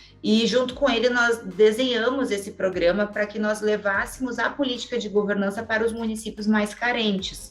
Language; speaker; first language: Portuguese; native; Portuguese